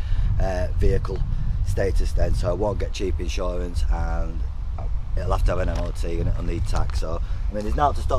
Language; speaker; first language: English; native; English